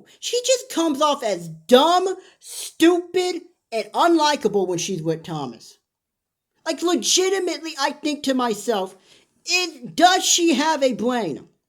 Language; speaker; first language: English; native; English